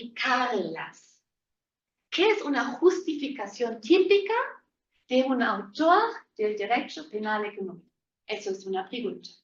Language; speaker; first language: Spanish; non-native, fluent; German